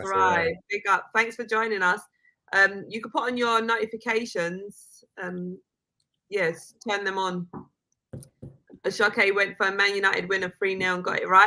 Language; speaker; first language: English; native; English